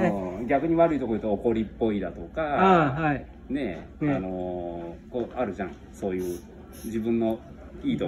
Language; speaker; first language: Japanese; native; Japanese